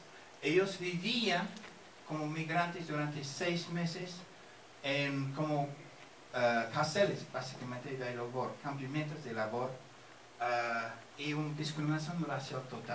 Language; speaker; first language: Spanish; non-native, fluent; English